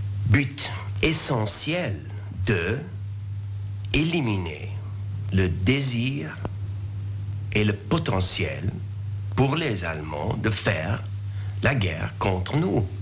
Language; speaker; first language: French; non-native, fluent; English